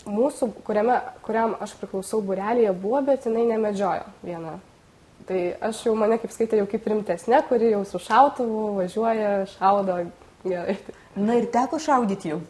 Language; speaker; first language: Lithuanian; native; Lithuanian